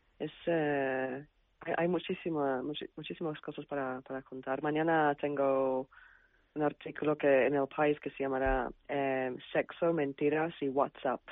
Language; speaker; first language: Spanish; non-native, fluent; English